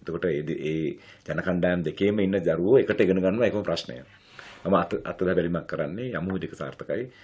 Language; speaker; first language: Sinhala; non-native, local second language; Tamil